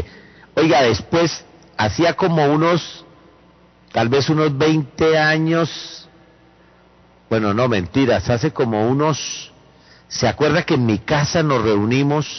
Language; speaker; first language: Spanish; native; Spanish